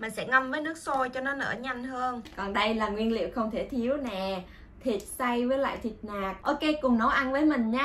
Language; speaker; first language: Vietnamese; native; Vietnamese